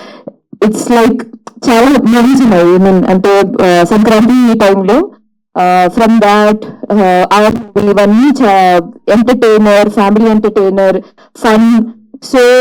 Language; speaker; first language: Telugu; non-native, local second language; Malayalam